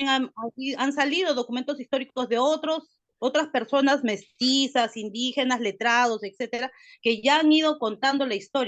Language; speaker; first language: Spanish; native; Spanish